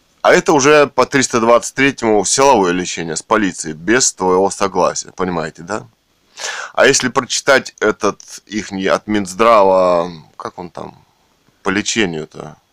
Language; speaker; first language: Russian; native; Russian